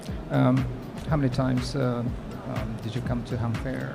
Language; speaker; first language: English; non-native, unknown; Japanese